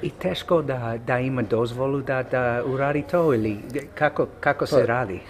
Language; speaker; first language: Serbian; non-native, learner; English